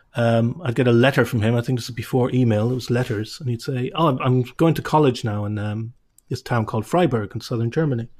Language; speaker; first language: English; native; English